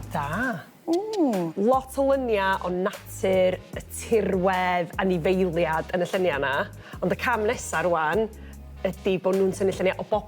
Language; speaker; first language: Welsh; native; Welsh